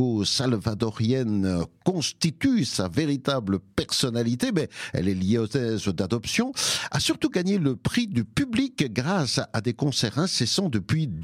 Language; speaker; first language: French; native; French